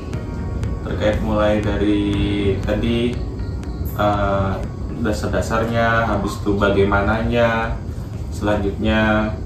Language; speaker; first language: Indonesian; native; Indonesian